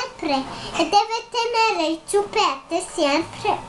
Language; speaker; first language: Spanish; early bilingual, heritage; Spanish